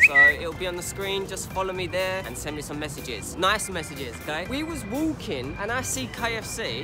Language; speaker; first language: English; native; English